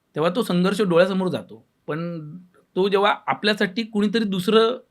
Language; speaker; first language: Marathi; native; Marathi